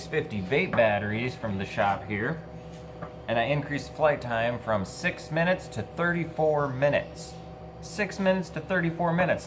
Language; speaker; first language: English; native; English